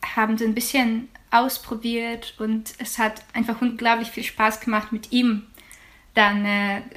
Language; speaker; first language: German; non-native, fluent; Ukrainian